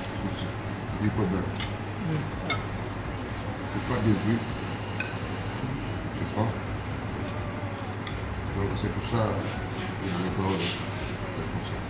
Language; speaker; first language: French; non-native, learner; Italian